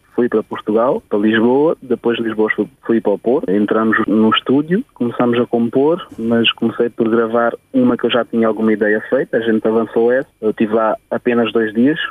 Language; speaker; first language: Portuguese; native; Portuguese